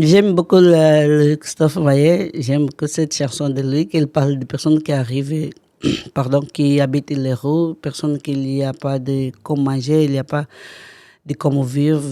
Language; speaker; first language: French; non-native, learner; Portuguese